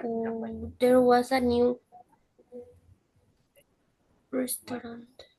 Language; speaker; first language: English; non-native, learner; Spanish